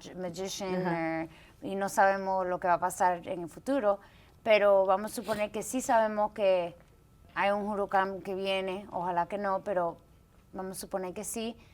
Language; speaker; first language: Spanish; early bilingual, heritage; Spanish